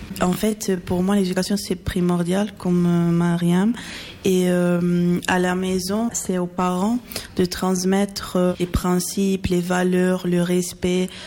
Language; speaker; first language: French; non-native, fluent; Portuguese